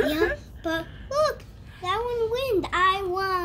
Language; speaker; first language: English; early bilingual, other home language; Russian